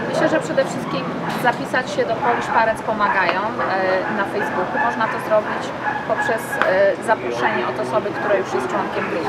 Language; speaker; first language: Polish; native; Polish